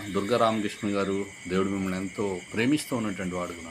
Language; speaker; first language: Telugu; native; Telugu